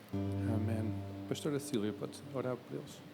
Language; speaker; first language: Portuguese; native; Portuguese